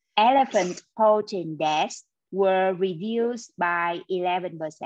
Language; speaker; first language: English; non-native, learner; Vietnamese